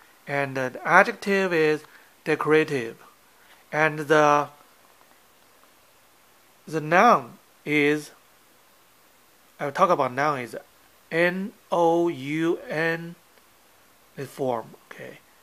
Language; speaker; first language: English; non-native, fluent; Chinese